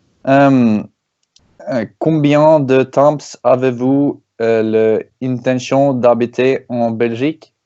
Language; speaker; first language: French; non-native, learner; Norwegian